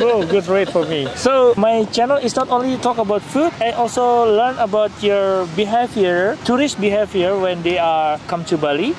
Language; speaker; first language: English; non-native, learner; Indonesian